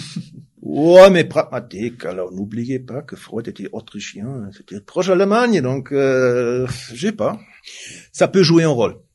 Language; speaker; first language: French; non-native, fluent; German